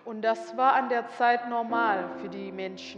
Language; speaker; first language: German; non-native, learner; Indonesian